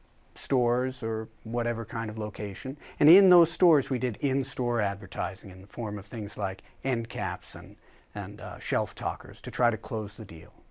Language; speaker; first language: English; native; English